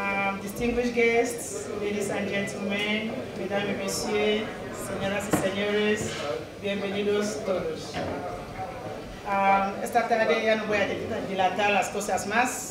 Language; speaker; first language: Spanish; non-native, fluent; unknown